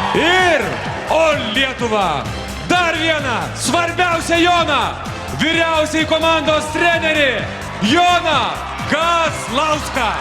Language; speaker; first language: Lithuanian; native; Lithuanian